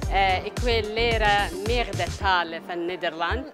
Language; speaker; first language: Dutch; non-native, learner; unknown